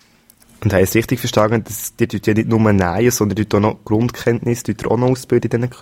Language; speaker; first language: German; native; German